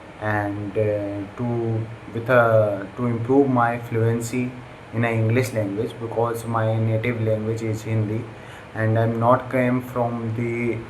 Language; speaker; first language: English; non-native, learner; Hindi